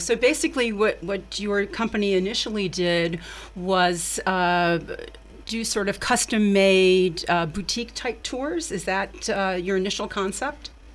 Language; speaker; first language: English; native; English